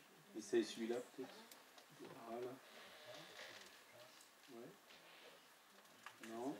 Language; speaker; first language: French; native; French